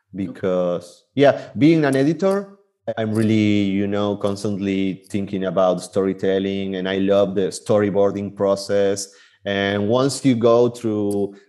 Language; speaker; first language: English; non-native, fluent; Spanish